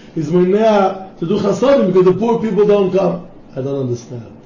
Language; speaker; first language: English; non-native, fluent; Hebrew